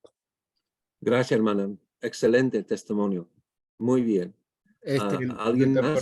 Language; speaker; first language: Spanish; non-native, fluent; English